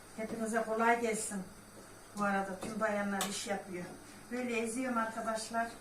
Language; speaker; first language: Turkish; native; Turkish